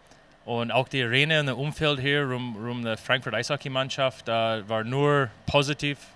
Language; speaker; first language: German; non-native, fluent; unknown